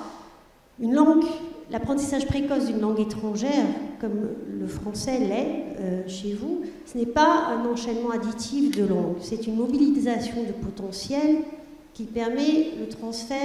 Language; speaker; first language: French; non-native, fluent; German